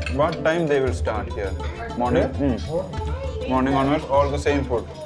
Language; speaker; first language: English; non-native, local second language; Malayalam